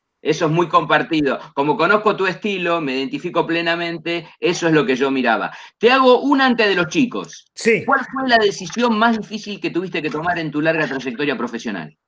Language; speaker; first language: Spanish; native; Spanish